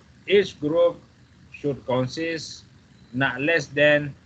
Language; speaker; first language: English; non-native, fluent; Malay